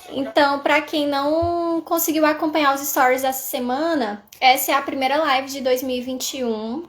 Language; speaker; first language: Portuguese; native; Portuguese